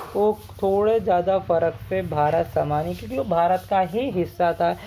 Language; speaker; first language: Hindi; non-native, local second language; Marathi